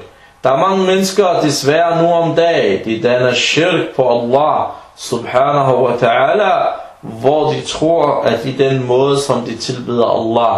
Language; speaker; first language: Danish; non-native, fluent; Arabic